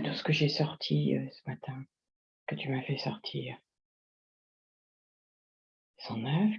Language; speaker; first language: French; native; French